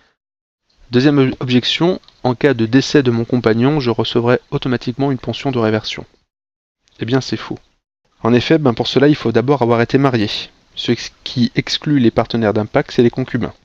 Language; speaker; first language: French; native; French